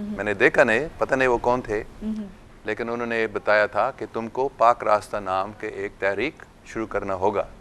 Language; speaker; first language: Urdu; non-native, local second language; English